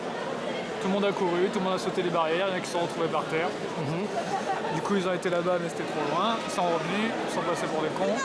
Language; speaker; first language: French; native; French